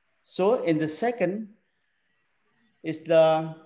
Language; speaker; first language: English; non-native, learner; Indonesian